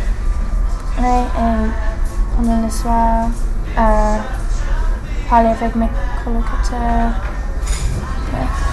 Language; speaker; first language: French; non-native, learner; English